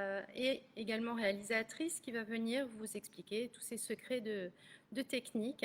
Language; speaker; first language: French; native; French